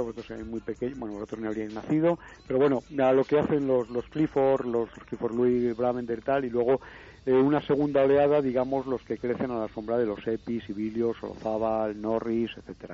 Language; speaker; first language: Spanish; native; Spanish